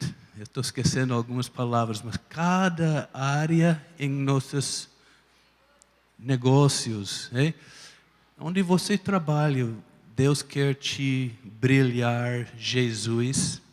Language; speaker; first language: Portuguese; non-native, fluent; English